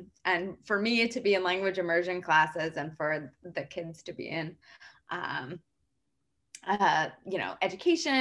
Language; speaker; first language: English; native; English